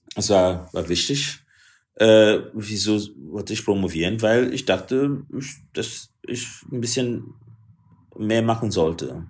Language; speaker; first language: German; non-native, fluent; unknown